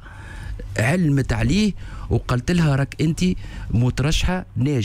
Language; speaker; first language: Arabic; native; Arabic